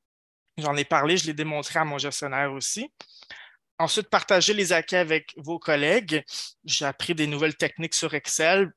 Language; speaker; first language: French; native; French